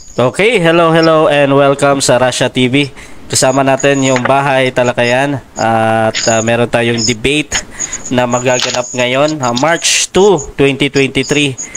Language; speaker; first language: Filipino; non-native, local second language; Hiligaynon